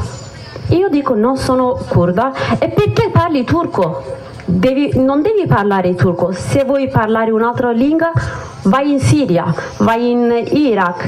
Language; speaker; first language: Italian; non-native, learner; Kurdish